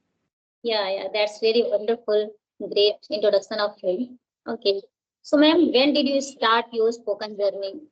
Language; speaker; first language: English; non-native, local second language; Hindi